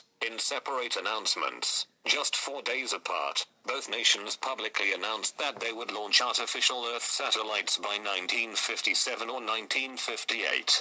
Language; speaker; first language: English; native; English